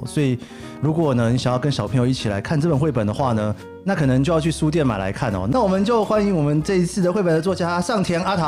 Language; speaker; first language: Chinese; native; Chinese